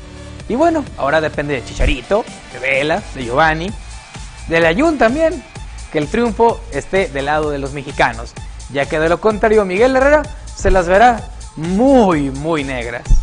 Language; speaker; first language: Spanish; native; Spanish